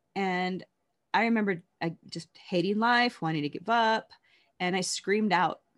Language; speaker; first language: English; native; English